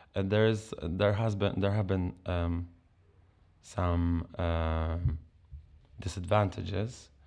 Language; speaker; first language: English; non-native, fluent; Polish